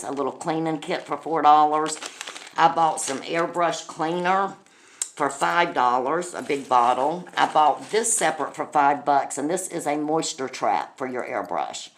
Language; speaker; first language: English; native; English